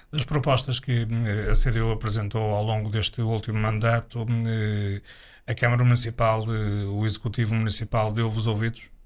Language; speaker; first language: Portuguese; native; Portuguese